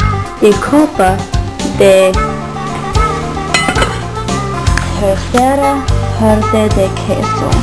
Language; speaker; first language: Spanish; non-native, learner; English